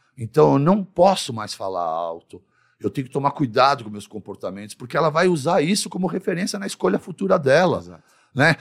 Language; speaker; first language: Portuguese; early bilingual, other home language; Arabic